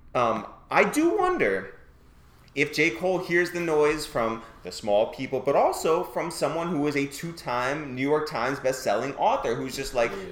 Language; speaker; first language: English; native; English